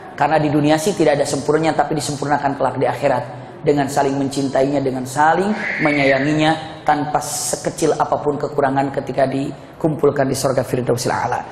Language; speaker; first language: Indonesian; non-native, fluent; Sundanese